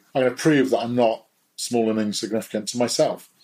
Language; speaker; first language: English; native; English